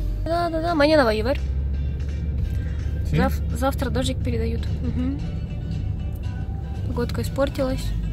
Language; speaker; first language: Russian; native; Russian